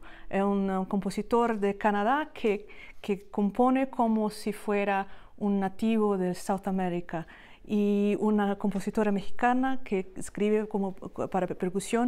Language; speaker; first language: Spanish; non-native, fluent; Portuguese